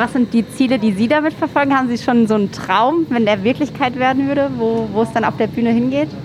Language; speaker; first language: German; native; German